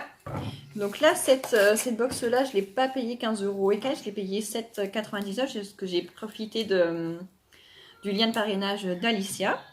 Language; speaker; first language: French; native; French